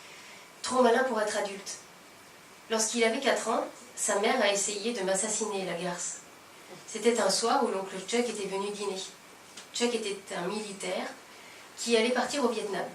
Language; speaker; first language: French; native; French